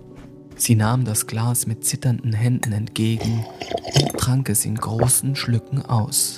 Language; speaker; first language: German; native; German